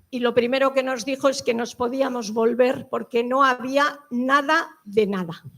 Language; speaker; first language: Spanish; native; Spanish